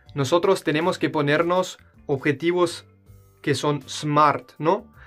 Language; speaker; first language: Spanish; non-native, fluent; German